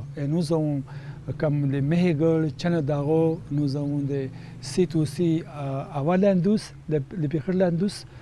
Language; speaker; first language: French; non-native, fluent; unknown